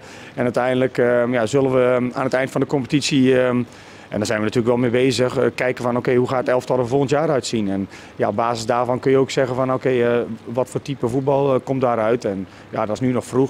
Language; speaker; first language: Dutch; native; Dutch